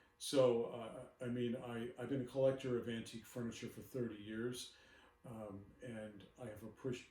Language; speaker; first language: English; native; English